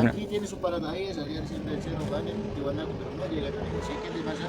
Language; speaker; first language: Spanish; native; Spanish